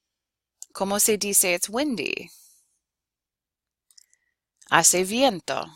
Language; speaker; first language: Spanish; non-native, fluent; English